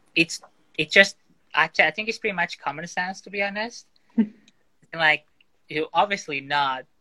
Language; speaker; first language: English; non-native, fluent; Portuguese